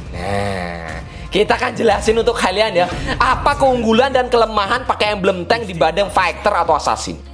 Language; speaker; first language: Indonesian; native; Indonesian